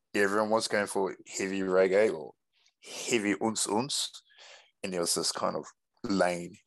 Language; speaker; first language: English; native; English